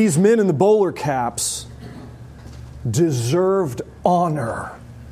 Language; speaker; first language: English; native; English